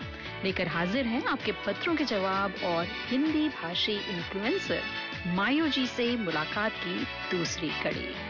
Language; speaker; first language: Hindi; native; Hindi